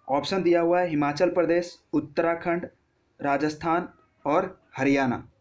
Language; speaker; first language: Hindi; non-native, local second language; Bangla